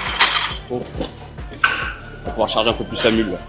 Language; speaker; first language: French; native; French